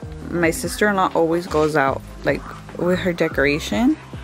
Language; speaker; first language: English; early bilingual, other home language; Spanish